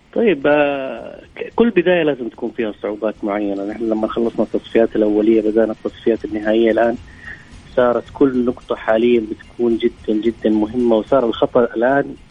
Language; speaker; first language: Arabic; native; Arabic